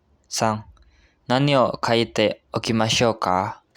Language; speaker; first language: Japanese; non-native, learner; Indonesian